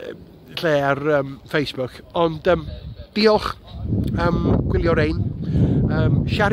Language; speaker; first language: Welsh; non-native, local second language; English